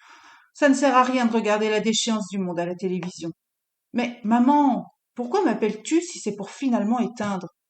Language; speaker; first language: French; native; French